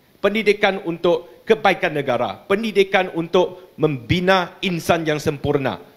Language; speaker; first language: Malay; non-native, local second language; Chinese